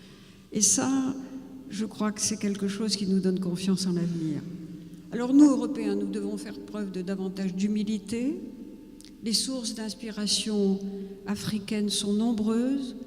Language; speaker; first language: French; native; French